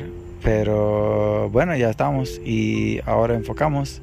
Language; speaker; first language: Spanish; non-native, learner; English